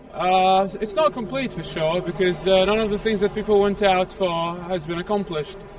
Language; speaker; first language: English; non-native, fluent; Arabic